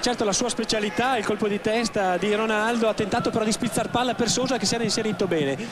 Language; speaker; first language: Italian; native; Italian